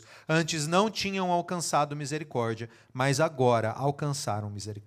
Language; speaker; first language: Portuguese; native; Portuguese